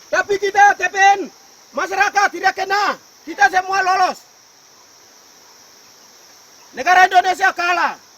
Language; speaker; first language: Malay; non-native, local second language; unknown